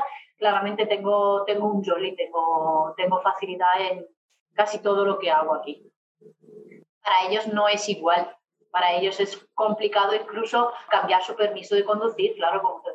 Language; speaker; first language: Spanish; non-native, fluent; Italian